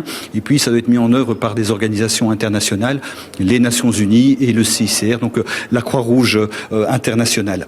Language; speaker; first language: French; native; French